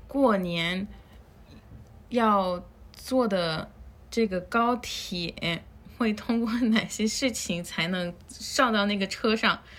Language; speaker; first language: Chinese; non-native, fluent; Spanish